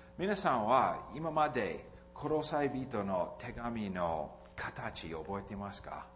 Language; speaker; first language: Japanese; non-native, fluent; English